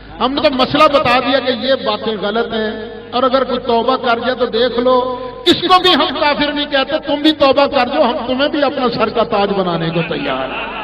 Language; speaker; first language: Urdu; non-native, local second language; Punjabi